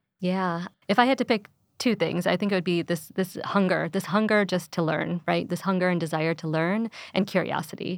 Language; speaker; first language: English; early bilingual, other home language; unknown